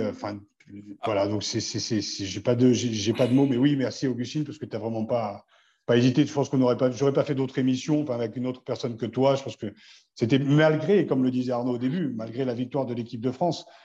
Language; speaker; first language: French; native; French